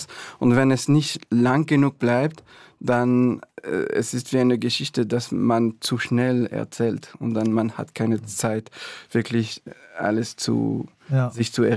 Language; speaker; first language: German; non-native, fluent; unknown